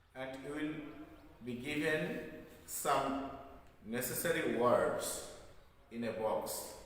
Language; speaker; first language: English; non-native, local second language; Bangla